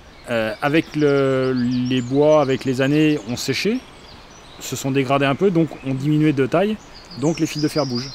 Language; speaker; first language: French; native; French